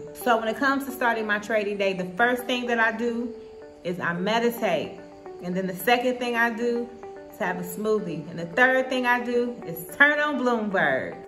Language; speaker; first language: English; native; English